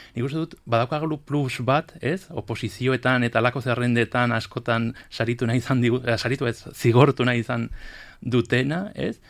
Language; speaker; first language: Basque; non-native, local second language; Spanish